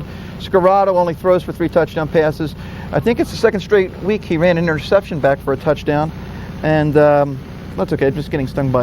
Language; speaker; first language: English; native; English